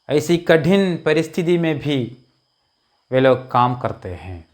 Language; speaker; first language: Hindi; non-native, local second language; Malayalam